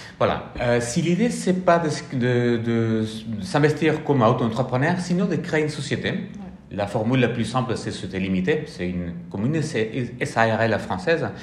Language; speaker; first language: French; non-native, fluent; Spanish